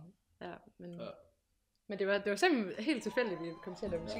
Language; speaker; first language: Danish; native; Danish